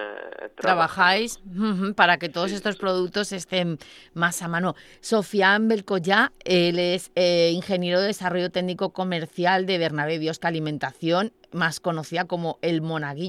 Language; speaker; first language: Spanish; native; Spanish